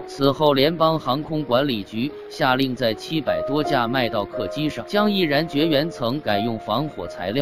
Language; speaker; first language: Chinese; native; Chinese